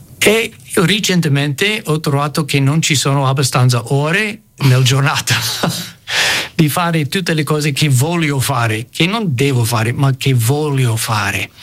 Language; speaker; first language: Italian; non-native, fluent; English